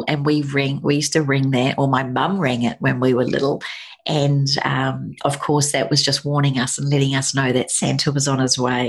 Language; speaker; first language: English; native; English